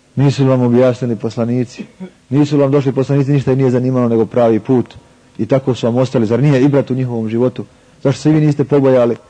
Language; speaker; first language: Bosnian; native; Bosnian